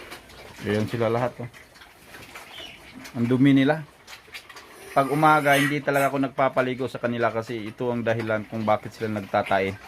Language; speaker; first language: Filipino; native; Filipino